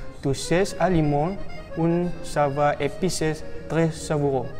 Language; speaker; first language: French; non-native, learner; Malay